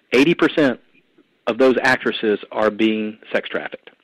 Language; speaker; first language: English; native; English